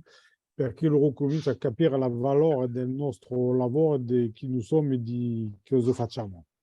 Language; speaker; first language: Italian; non-native, fluent; French